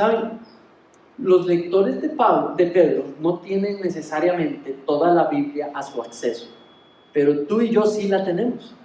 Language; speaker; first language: Spanish; native; Spanish